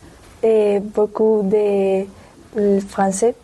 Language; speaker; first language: French; non-native, learner; Spanish